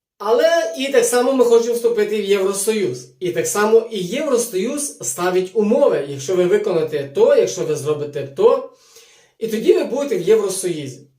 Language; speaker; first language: Ukrainian; native; Ukrainian